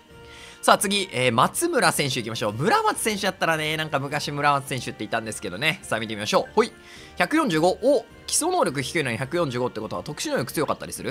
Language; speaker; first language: Japanese; native; Japanese